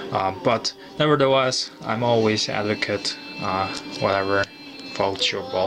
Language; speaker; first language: English; non-native, fluent; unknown